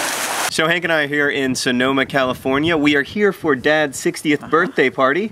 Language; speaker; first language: English; native; English